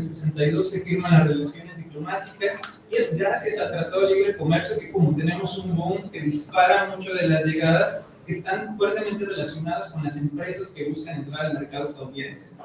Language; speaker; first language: Spanish; native; Spanish